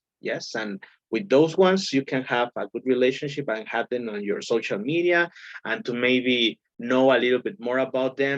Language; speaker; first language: English; non-native, fluent; Spanish